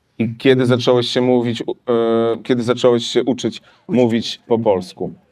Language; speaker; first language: Polish; native; Polish